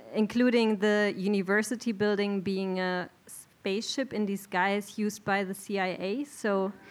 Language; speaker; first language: English; non-native, fluent; German